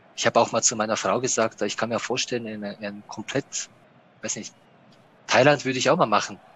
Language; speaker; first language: German; non-native, fluent; Japanese